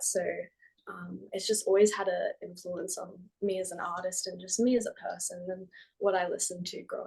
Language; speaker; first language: English; native; English